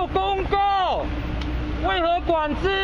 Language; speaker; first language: Chinese; native; Chinese